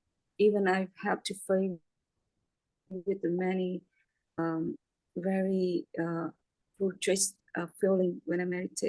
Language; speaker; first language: English; non-native, learner; Vietnamese